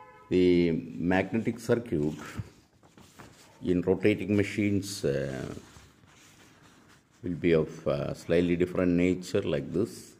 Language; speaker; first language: English; non-native, local second language; Malayalam